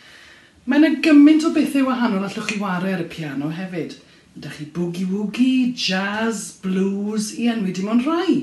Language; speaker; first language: Welsh; native; Welsh